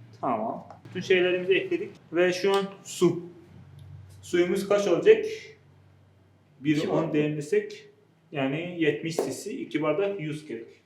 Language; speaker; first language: Turkish; non-native, fluent; Persian